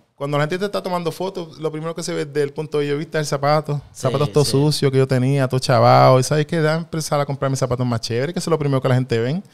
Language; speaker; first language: Spanish; native; Spanish